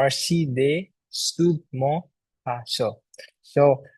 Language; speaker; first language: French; non-native, learner; Bangla